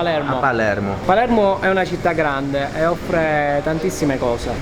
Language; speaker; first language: Italian; native; Italian